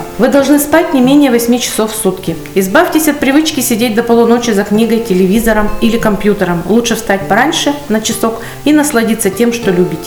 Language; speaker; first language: Russian; native; Russian